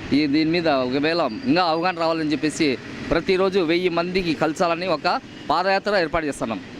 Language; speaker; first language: Telugu; non-native, local second language; Urdu